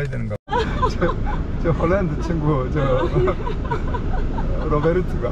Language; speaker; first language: Korean; native; Korean